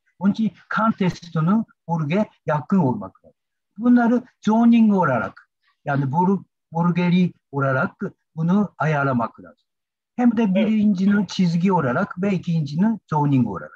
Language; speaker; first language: Turkish; non-native, learner; Japanese